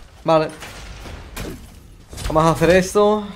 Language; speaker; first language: Spanish; native; Spanish